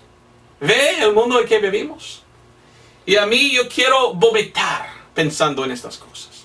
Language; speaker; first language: Spanish; non-native, fluent; English